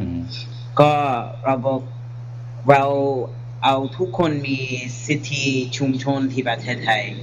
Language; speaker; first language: Thai; non-native, learner; English